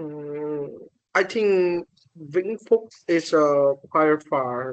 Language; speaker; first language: English; non-native, learner; Vietnamese